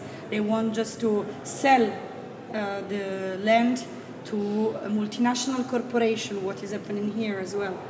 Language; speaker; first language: English; non-native, fluent; Italian